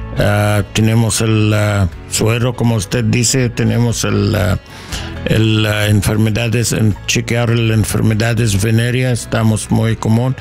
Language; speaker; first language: Spanish; non-native, learner; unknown